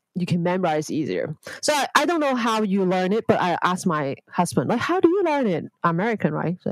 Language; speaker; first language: English; non-native, local second language; Cantonese